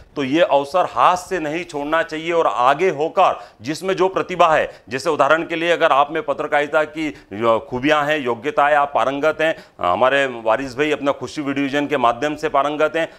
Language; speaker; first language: Hindi; native; Hindi